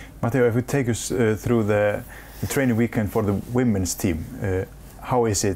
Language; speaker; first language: English; non-native, fluent; Icelandic